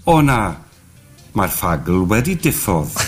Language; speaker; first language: Welsh; native; Welsh